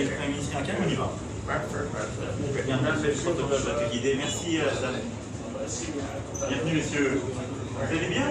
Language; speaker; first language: French; native; French